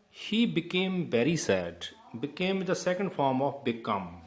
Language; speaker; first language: English; non-native, local second language; Punjabi